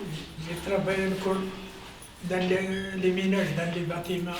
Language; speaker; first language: French; non-native, learner; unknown